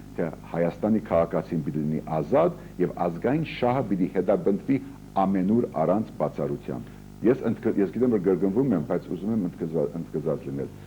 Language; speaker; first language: Armenian; early bilingual, heritage; Armenian